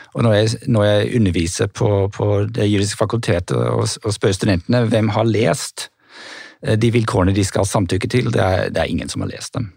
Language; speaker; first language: Norwegian; non-native, fluent; English